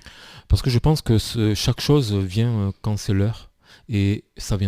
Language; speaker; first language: French; native; French